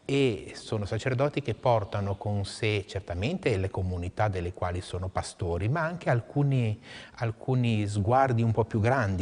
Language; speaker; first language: Italian; native; Italian